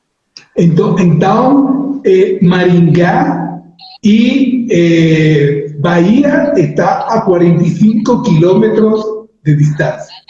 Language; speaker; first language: Portuguese; non-native, learner; Spanish